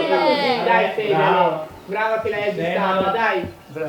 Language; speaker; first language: Italian; native; Italian